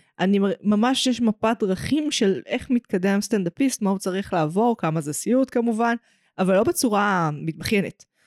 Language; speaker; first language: Hebrew; native; Hebrew